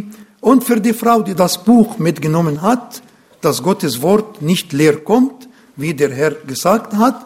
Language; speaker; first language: German; non-native, fluent; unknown